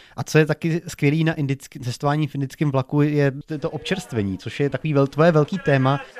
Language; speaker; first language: Czech; native; Czech